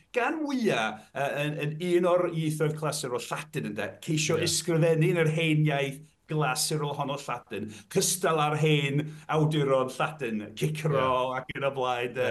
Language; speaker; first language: Welsh; non-native, fluent; English